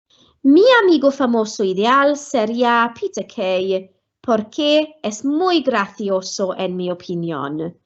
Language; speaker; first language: Spanish; non-native, fluent; Welsh